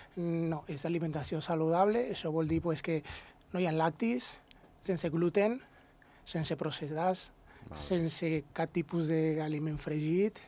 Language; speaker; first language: Catalan; non-native, local second language; Spanish